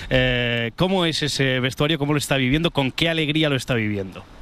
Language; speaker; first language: Spanish; native; Spanish